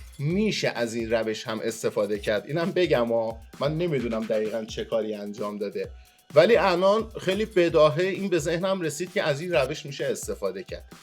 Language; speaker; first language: Persian; non-native, local second language; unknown